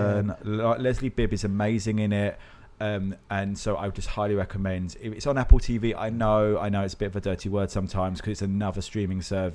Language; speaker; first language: English; native; English